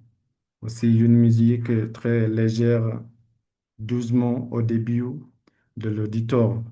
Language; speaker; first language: French; non-native, learner; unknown